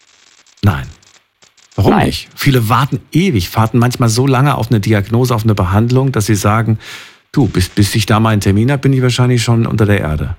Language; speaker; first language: German; native; German